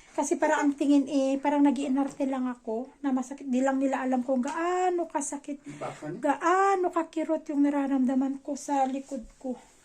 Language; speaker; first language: Filipino; native; Filipino